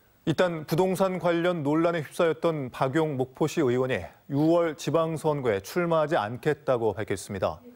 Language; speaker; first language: Korean; native; Korean